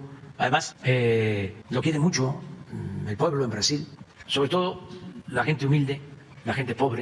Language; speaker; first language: Spanish; native; Spanish